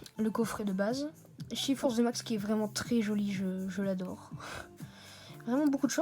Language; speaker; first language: French; native; French